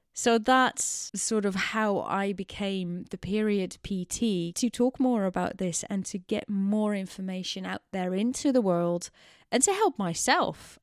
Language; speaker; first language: English; non-native, fluent; Dutch